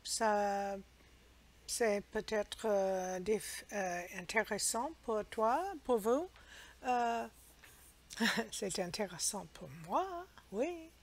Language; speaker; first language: French; non-native, learner; English